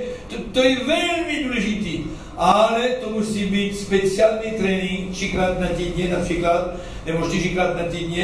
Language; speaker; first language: Czech; non-native, learner; French